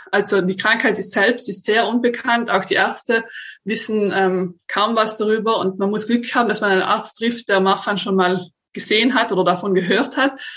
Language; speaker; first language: German; native; German